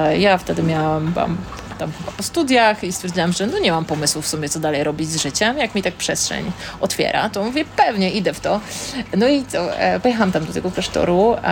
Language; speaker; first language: Polish; native; Polish